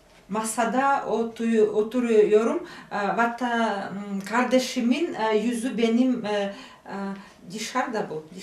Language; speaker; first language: Turkish; non-native, learner; Chuvash